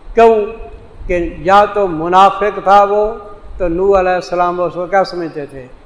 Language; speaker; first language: Urdu; non-native, local second language; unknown